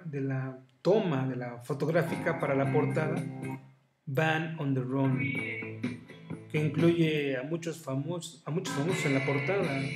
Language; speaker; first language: Spanish; native; Spanish